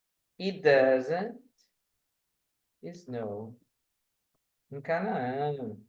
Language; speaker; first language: English; non-native, fluent; Portuguese